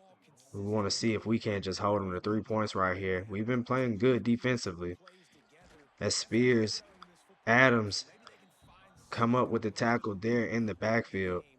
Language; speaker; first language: English; native; English